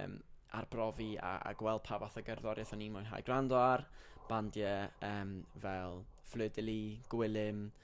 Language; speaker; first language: Welsh; native; Welsh